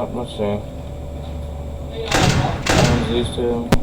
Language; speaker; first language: English; native; English